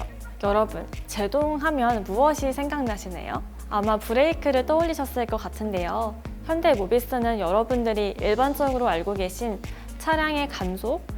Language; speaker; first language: Korean; native; Korean